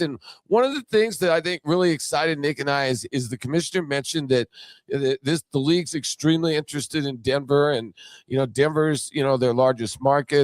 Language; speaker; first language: English; native; English